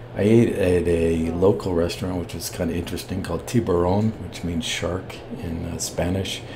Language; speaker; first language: English; native; English